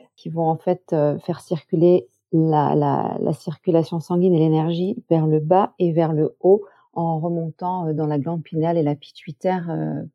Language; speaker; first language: French; native; French